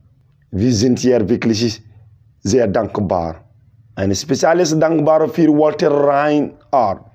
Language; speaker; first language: German; non-native, local second language; Bambara